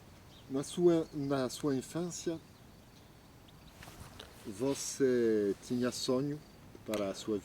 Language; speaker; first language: Portuguese; non-native, fluent; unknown